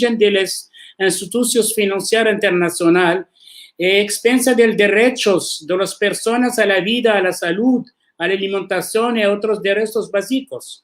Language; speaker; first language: Spanish; non-native, learner; Arabic